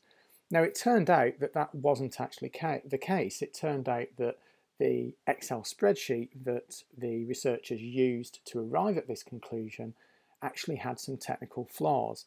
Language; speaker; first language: English; native; English